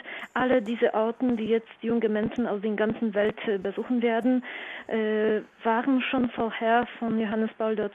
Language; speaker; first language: German; non-native, fluent; Polish